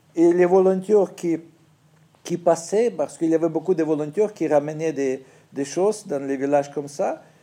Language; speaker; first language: French; non-native, fluent; Ukrainian